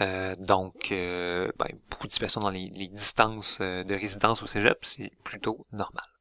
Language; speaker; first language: French; native; French